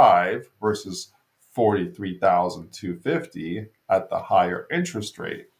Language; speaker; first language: English; native; English